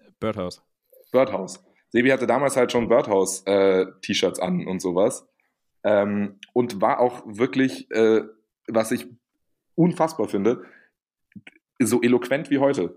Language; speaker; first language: German; native; German